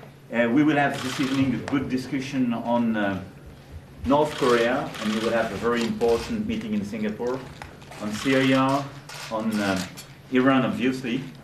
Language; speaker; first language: English; non-native, fluent; French